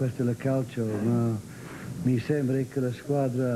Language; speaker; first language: Italian; non-native, fluent; English